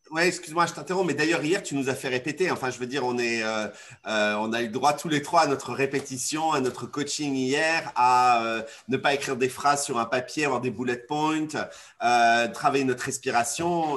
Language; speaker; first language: French; native; French